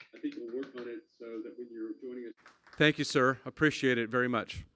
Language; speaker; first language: English; native; English